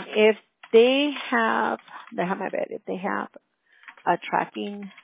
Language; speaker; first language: English; early bilingual, other home language; Spanish